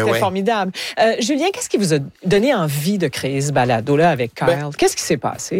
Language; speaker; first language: French; native; French